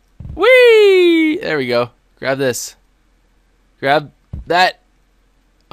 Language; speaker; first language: English; native; English